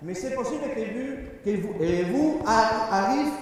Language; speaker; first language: French; non-native, learner; Spanish